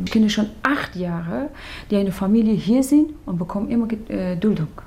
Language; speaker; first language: German; non-native, fluent; Persian